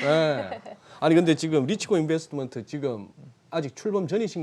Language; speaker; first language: Korean; native; Korean